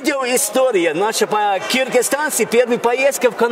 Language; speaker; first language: Russian; non-native, fluent; English